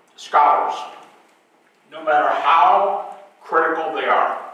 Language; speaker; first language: English; native; English